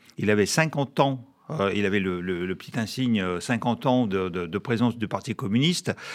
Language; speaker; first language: French; non-native, fluent; Russian